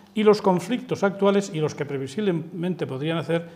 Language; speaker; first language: Spanish; native; Spanish